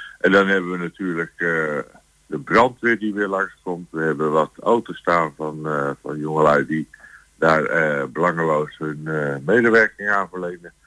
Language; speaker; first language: Dutch; native; Dutch